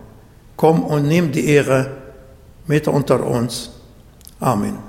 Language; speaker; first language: German; non-native, learner; Arabic